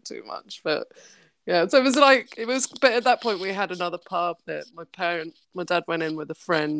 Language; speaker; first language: English; native; English